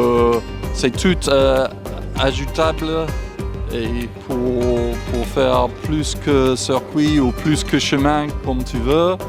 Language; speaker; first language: French; non-native, fluent; English